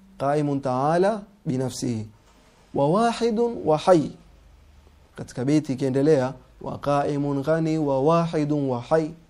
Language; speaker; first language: Swahili; native; Swahili